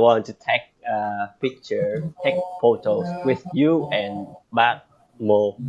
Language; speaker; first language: English; non-native, learner; Vietnamese